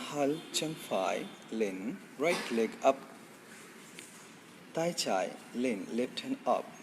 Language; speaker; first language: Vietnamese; non-native, learner; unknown